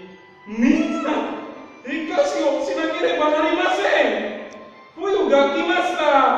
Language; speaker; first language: Japanese; non-native, learner; Indonesian